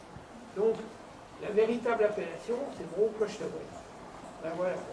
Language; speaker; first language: French; native; French